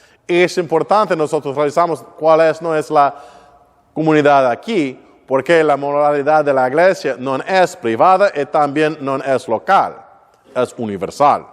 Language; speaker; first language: Spanish; non-native, learner; English